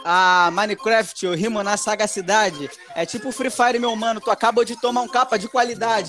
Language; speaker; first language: Portuguese; native; Portuguese